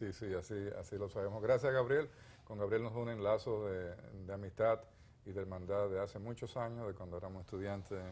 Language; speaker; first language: Spanish; native; Spanish